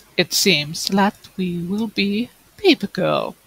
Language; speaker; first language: English; non-native, fluent; Finnish